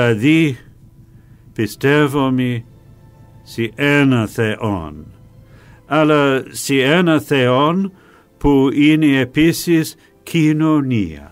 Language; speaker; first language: Greek; non-native, fluent; English